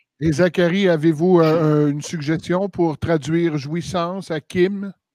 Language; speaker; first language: French; native; French